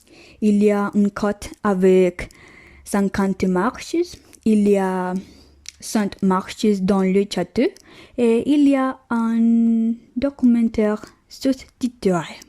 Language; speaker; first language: French; non-native, learner; Spanish